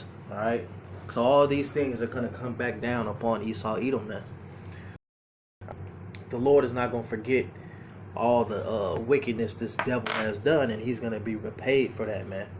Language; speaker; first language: English; native; English